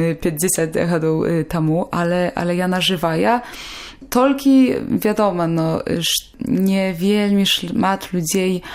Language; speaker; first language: Polish; non-native, local second language; Belarusian